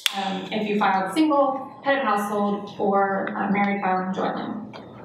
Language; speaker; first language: English; native; English